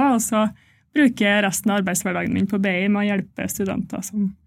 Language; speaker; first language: Norwegian; native; Norwegian